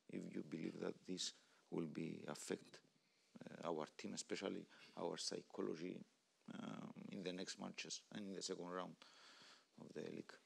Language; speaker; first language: English; non-native, local second language; Greek